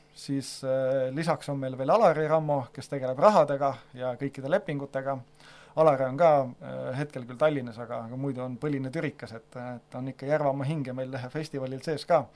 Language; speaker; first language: Estonian; native; Estonian